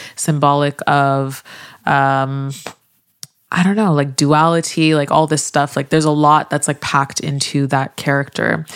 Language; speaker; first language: English; native; English